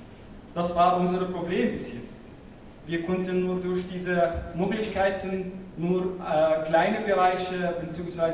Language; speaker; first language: German; non-native, fluent; Arabic